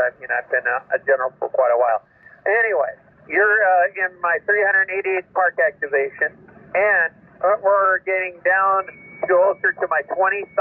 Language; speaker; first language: English; native; English